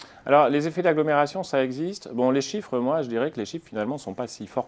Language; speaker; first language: French; native; French